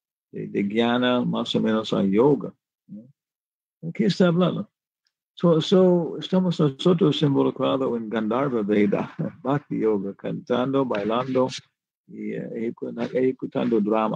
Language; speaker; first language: Spanish; non-native, fluent; English